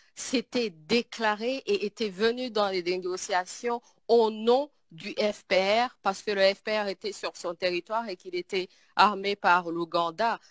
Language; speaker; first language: French; non-native, local second language; Kinyarwanda